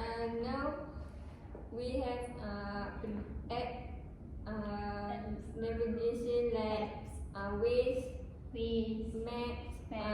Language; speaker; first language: English; non-native, learner; Malay